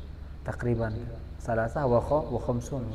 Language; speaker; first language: Arabic; non-native, fluent; Indonesian